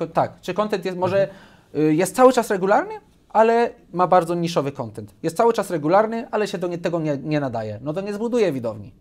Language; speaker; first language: Polish; early bilingual, heritage; Polish